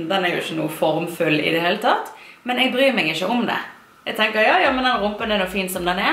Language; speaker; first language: Norwegian; native; Norwegian